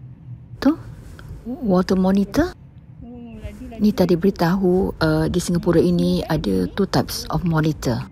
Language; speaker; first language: Malay; native; Malay